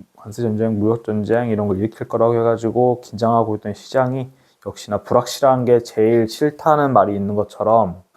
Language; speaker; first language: Korean; native; Korean